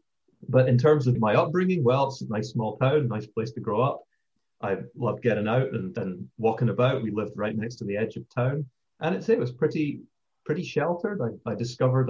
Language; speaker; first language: English; native; English